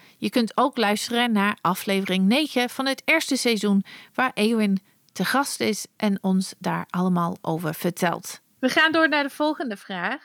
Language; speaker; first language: Dutch; non-native, fluent; English